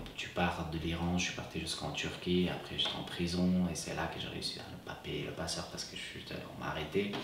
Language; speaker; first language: French; non-native, fluent; Persian